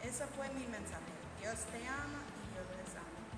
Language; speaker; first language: Spanish; non-native, fluent; English